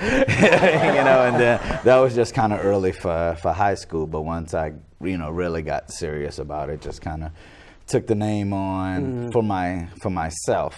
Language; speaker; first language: English; native; English